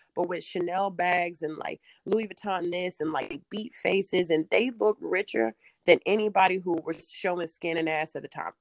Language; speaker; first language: English; native; English